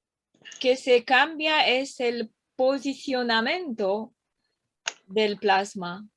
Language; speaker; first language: Spanish; non-native, learner; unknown